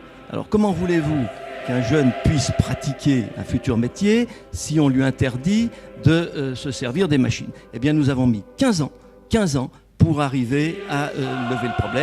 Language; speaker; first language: French; native; French